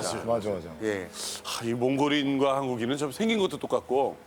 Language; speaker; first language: Korean; native; Korean